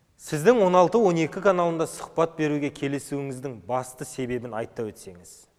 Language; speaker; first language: Kazakh; native; Kazakh